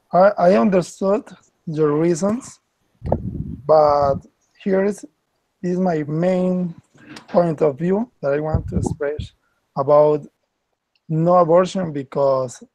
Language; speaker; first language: English; non-native, learner; Spanish